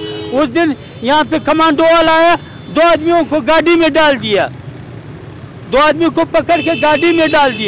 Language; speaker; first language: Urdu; non-native, local second language; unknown